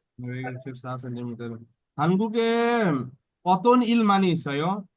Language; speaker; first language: Korean; non-native, learner; Bangla